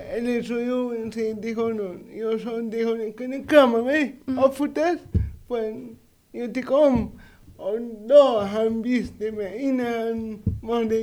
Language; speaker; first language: Swedish; non-native, learner; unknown